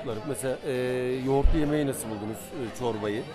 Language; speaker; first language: Turkish; native; Turkish